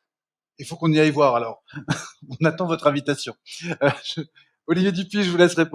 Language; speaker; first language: French; native; French